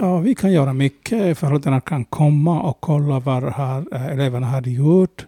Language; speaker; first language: Swedish; non-native, fluent; Somali